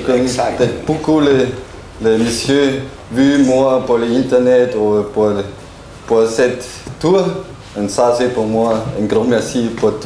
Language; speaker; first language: French; non-native, learner; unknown